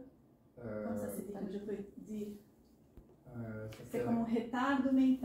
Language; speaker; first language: French; non-native, learner; Portuguese